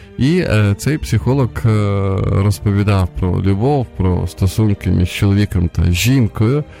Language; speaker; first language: Ukrainian; non-native, local second language; Russian